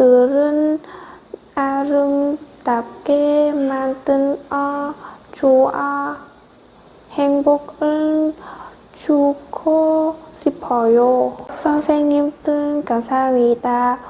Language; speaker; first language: Korean; non-native, learner; Vietnamese